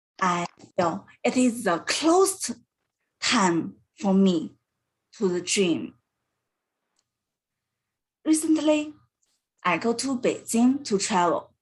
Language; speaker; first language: English; non-native, learner; Chinese